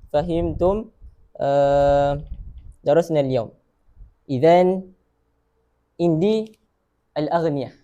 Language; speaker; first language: Arabic; non-native, learner; Malay